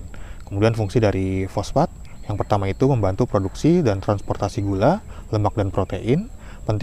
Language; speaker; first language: Indonesian; native; Indonesian